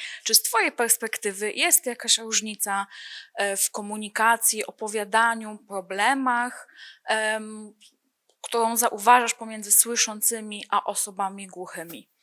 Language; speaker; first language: Polish; native; Polish